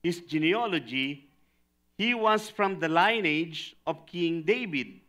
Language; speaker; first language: English; non-native, local second language; Filipino